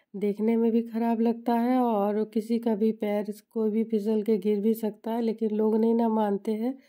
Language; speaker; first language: Hindi; non-native, local second language; Bangla